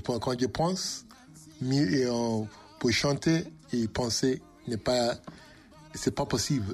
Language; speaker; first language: French; non-native, learner; English